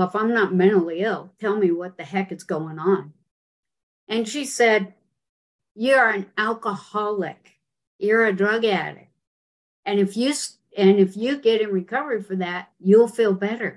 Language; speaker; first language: English; native; English